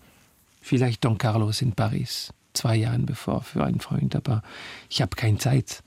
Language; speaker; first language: German; non-native, fluent; French